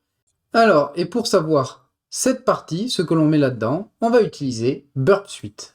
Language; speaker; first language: French; native; French